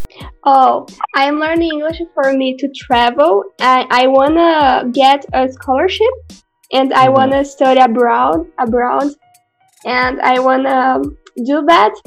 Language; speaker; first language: English; non-native, learner; Portuguese